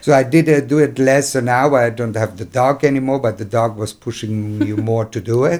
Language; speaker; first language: English; non-native, fluent; German